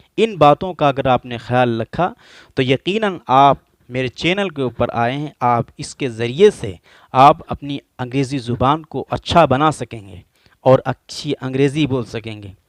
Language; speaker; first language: Urdu; native; Urdu